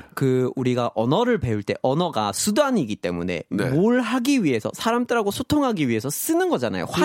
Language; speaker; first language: Korean; non-native, fluent; English